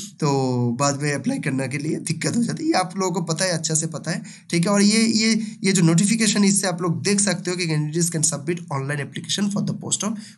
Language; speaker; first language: Hindi; non-native, local second language; Bangla